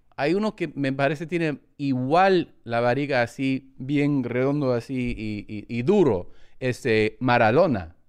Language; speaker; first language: Spanish; early bilingual, heritage; English